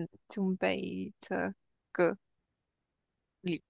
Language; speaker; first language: Chinese; non-native, learner; English